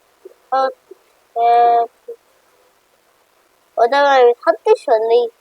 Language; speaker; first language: Arabic; native; Arabic